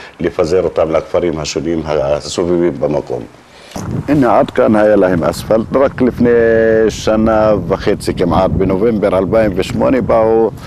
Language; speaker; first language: Hebrew; non-native, local second language; Arabic